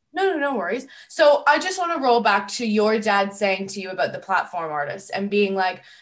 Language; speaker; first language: English; native; English